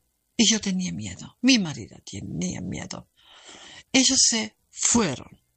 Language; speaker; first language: Spanish; non-native, fluent; German